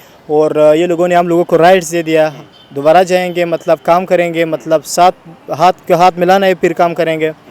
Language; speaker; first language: Hindi; non-native, learner; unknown